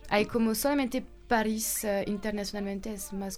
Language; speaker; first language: Spanish; non-native, learner; French